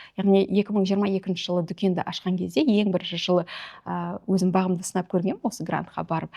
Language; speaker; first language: Kazakh; native; Kazakh